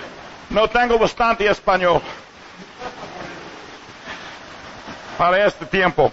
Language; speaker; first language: Spanish; non-native, learner; English